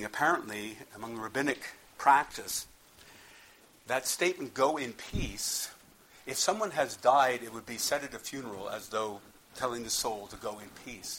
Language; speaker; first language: English; native; English